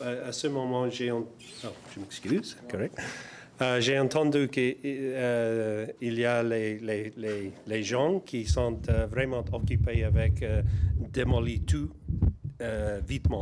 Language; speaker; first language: French; non-native, learner; English